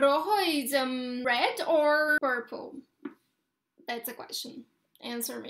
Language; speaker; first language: English; non-native, fluent; Portuguese